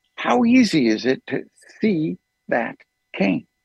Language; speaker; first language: English; native; English